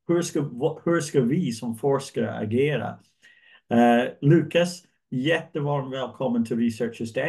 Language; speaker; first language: Swedish; non-native, fluent; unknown